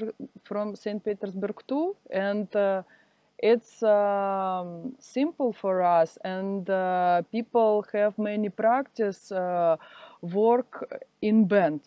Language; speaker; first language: English; non-native, learner; Russian